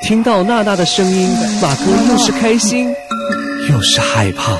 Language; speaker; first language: Chinese; native; Chinese